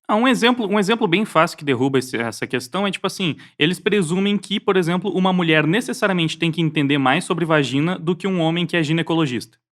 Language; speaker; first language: Portuguese; native; Portuguese